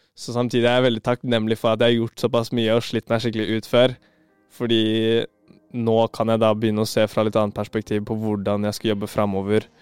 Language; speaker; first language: Norwegian; native; Norwegian